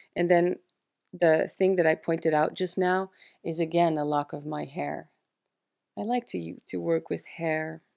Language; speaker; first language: English; non-native, fluent; French